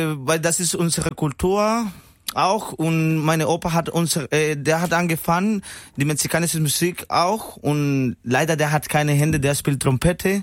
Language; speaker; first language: German; non-native, learner; Spanish